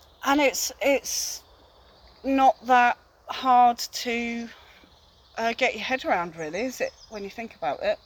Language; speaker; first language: English; native; English